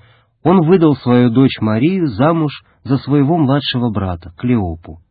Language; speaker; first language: Russian; native; Russian